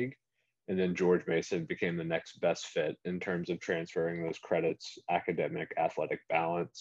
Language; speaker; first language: English; native; English